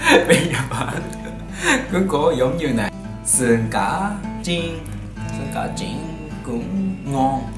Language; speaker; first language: Vietnamese; non-native, learner; Japanese